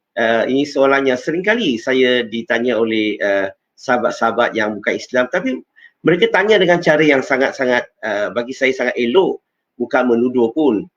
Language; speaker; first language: Malay; non-native, local second language; Chinese